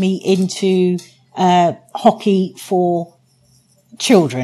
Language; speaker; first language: English; native; English